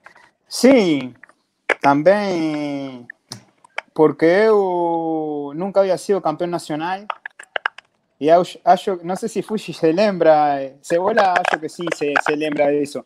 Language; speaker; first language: Portuguese; non-native, fluent; Spanish